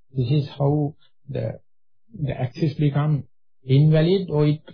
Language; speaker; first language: English; non-native, local second language; Sinhala